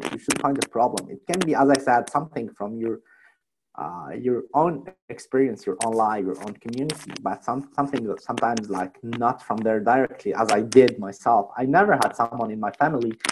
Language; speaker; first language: English; non-native, fluent; Arabic